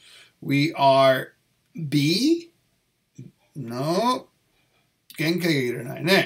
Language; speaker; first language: Japanese; non-native, learner; English